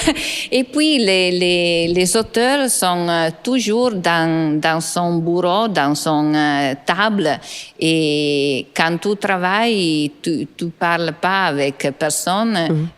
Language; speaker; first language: French; non-native, fluent; Italian